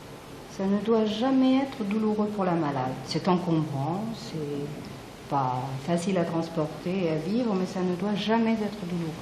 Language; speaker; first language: French; native; French